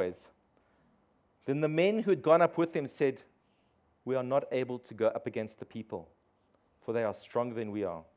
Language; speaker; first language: English; native; English